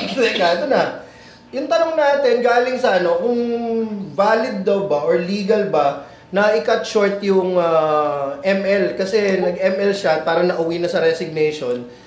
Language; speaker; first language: Filipino; native; Filipino